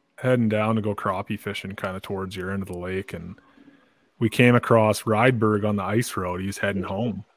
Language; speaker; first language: English; native; English